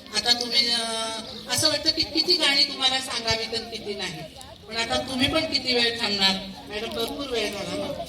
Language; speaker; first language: Marathi; non-native, local second language; Marwari